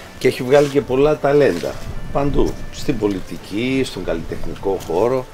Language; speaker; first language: Greek; early bilingual, other home language; English